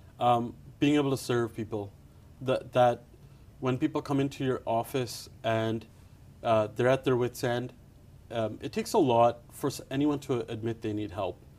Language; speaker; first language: English; early bilingual, other home language; Punjabi